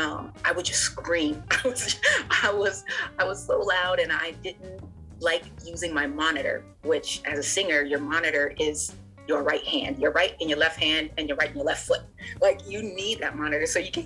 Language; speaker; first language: English; native; English